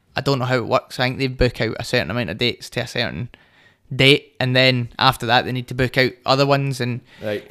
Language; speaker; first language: English; native; English